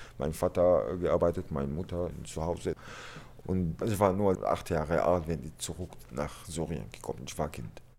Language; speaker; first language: German; non-native, learner; Arabic